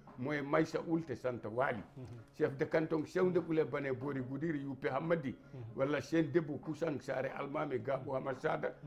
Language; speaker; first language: Wolof; non-native, local second language; Bambara